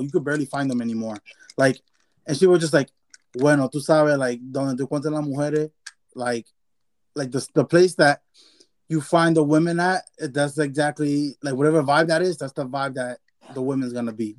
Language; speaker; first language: English; early bilingual, other home language; Spanish